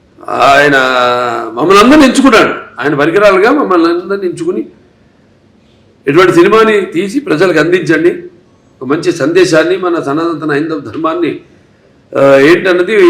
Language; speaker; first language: Telugu; native; Telugu